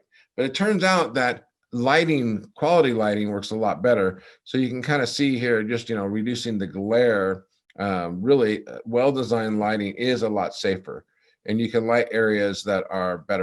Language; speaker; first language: English; native; English